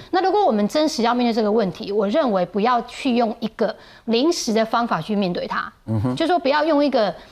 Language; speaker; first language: Chinese; native; Chinese